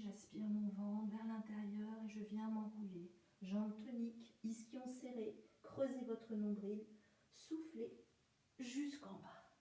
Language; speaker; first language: French; native; French